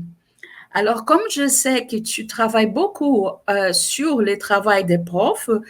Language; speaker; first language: French; non-native, fluent; Portuguese